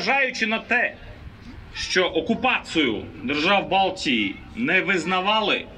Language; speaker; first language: Ukrainian; non-native, fluent; Latvian